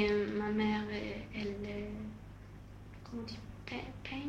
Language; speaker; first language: French; non-native, learner; Russian